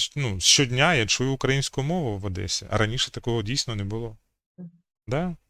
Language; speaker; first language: Ukrainian; native; Ukrainian